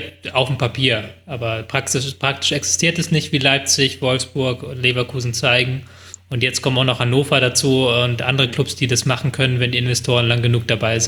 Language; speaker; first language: German; native; German